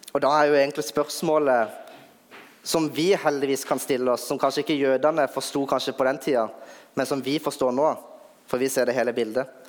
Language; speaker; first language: Norwegian; native; Norwegian